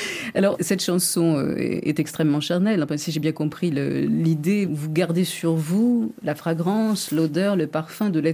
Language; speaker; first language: French; native; French